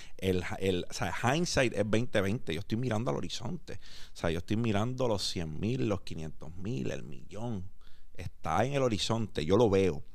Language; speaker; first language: Spanish; native; Spanish